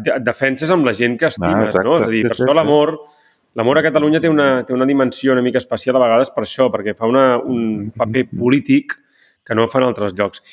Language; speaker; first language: Catalan; native; Catalan